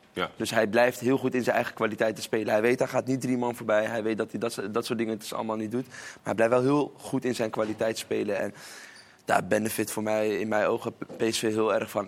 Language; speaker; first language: Dutch; native; Dutch